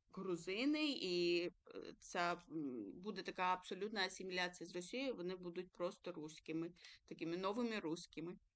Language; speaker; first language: Ukrainian; early bilingual, other home language; Georgian